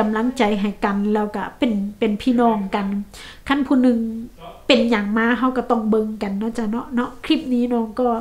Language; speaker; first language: Thai; non-native, local second language; Lao